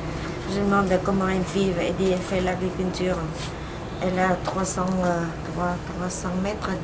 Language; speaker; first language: French; non-native, fluent; Vietnamese